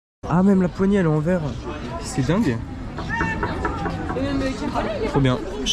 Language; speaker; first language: French; native; French